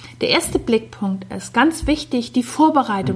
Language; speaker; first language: German; native; German